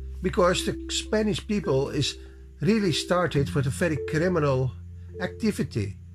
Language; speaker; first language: English; non-native, learner; Dutch